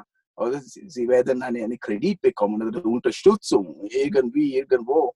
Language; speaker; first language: German; non-native, fluent; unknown